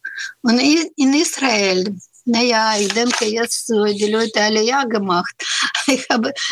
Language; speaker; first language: German; non-native, learner; Russian